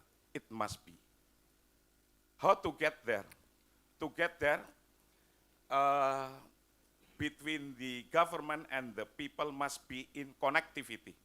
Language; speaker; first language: English; non-native, fluent; Indonesian